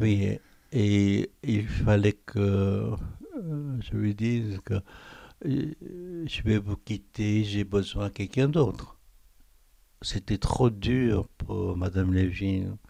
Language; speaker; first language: French; non-native, fluent; Korean